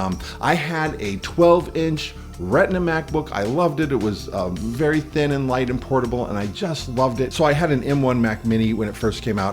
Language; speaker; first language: English; native; English